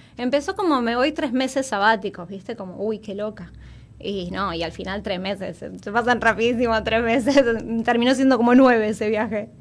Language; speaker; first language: Spanish; native; Spanish